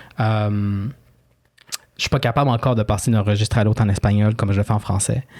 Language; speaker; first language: French; early bilingual, other home language; Spanish